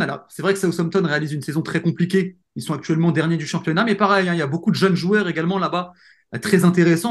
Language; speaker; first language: French; native; French